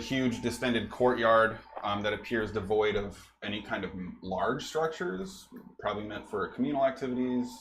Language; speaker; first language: English; native; English